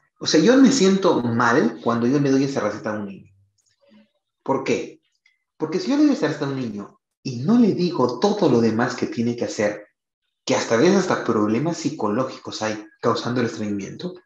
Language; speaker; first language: Spanish; native; Spanish